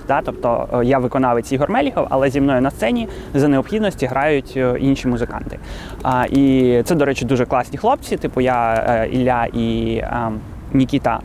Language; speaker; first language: Ukrainian; non-native, local second language; Russian